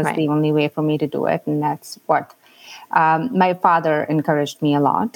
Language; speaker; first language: English; non-native, local second language; Punjabi